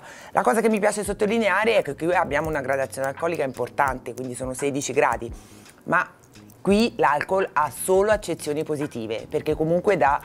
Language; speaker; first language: Italian; native; Italian